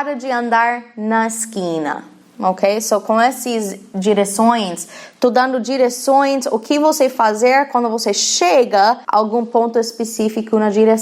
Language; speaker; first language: Portuguese; non-native, fluent; English